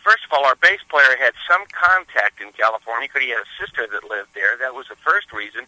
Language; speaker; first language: English; native; English